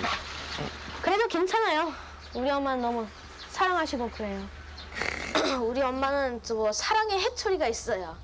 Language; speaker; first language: Korean; early bilingual, heritage; Korean